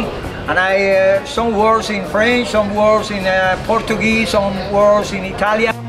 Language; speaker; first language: English; non-native, learner; Spanish